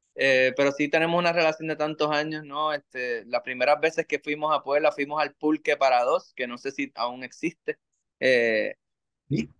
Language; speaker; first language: Spanish; native; Spanish